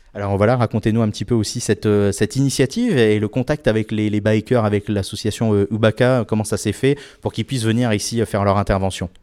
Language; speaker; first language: French; native; French